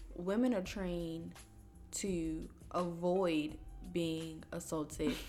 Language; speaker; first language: English; native; English